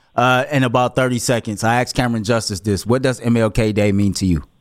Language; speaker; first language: English; native; English